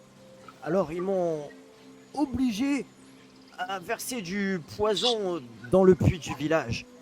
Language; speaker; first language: French; native; French